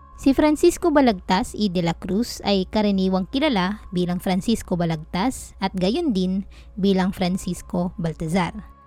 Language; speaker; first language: Filipino; non-native, local second language; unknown